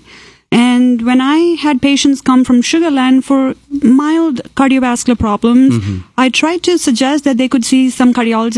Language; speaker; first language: English; non-native, local second language; Malayalam